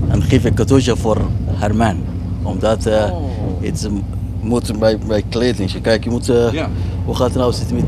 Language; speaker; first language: Dutch; non-native, learner; Somali